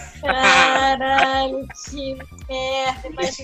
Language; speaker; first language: Portuguese; native; Portuguese